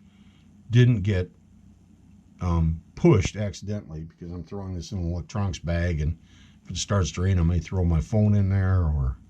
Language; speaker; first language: English; native; English